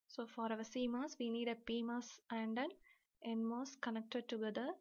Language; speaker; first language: English; non-native, local second language; Tamil